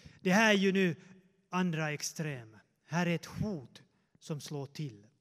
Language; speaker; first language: Swedish; non-native, fluent; Finnish